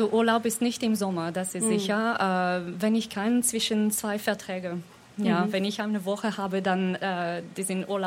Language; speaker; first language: German; non-native, fluent; French